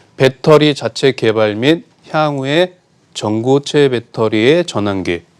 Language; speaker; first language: Korean; native; Korean